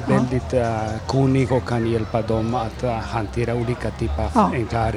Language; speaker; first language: Swedish; non-native, fluent; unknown